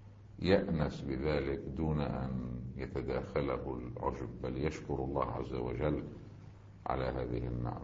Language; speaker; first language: Arabic; native; Arabic